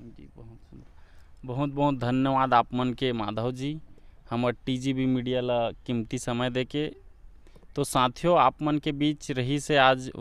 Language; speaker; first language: Hindi; native; Hindi